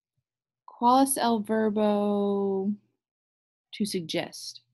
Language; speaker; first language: Spanish; non-native, learner; English